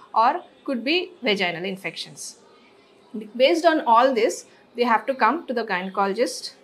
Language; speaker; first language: English; non-native, local second language; Telugu